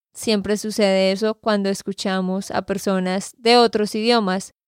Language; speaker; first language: Spanish; native; Spanish